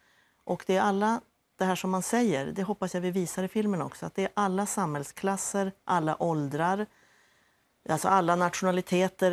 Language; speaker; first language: Swedish; native; Swedish